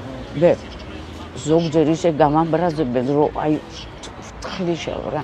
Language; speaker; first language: Georgian; non-native, local second language; Russian